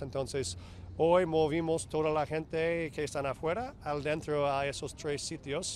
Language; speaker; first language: Spanish; non-native, fluent; English